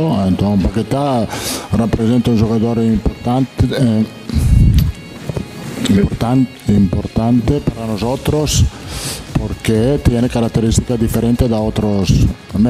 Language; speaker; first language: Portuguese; non-native, learner; Italian